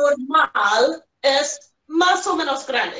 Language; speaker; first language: Spanish; non-native, fluent; English